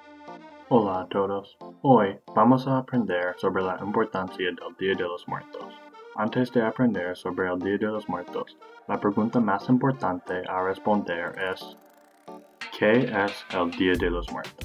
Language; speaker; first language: Spanish; non-native, learner; English